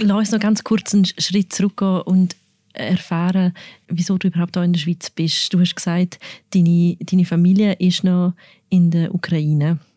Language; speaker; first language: German; native; German